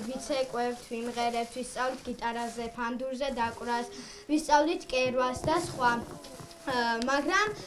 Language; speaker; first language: Georgian; native; Georgian